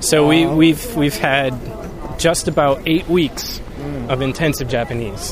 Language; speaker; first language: English; native; English